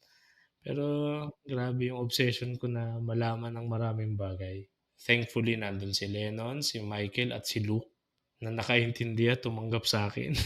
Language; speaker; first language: Filipino; native; Filipino